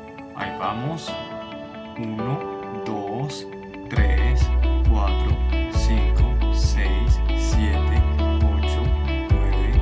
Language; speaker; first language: Spanish; native; Spanish